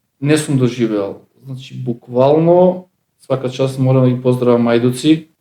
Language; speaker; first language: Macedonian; native; Macedonian